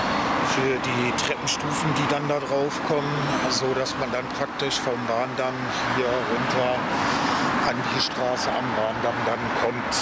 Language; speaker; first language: German; native; German